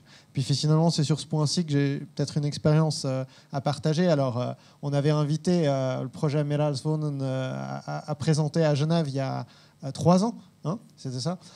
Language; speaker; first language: French; native; French